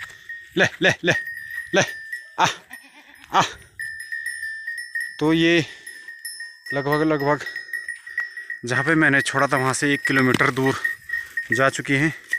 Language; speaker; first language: Hindi; native; Hindi